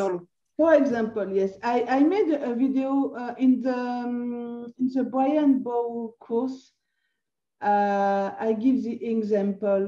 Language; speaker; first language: English; non-native, learner; French